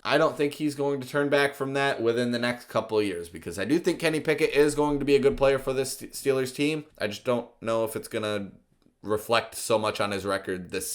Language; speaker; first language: English; native; English